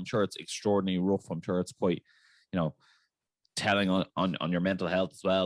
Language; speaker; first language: English; native; English